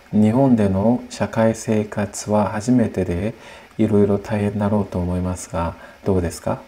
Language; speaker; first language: Japanese; non-native, fluent; Korean